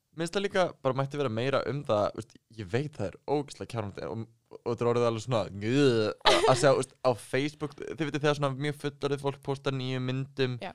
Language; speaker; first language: Icelandic; native; Icelandic